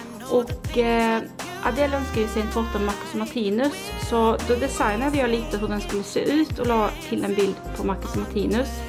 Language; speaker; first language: Swedish; native; Swedish